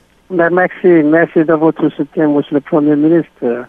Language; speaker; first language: French; non-native, learner; Korean